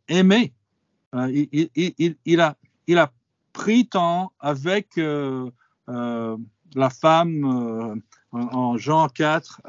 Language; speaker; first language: French; non-native, fluent; English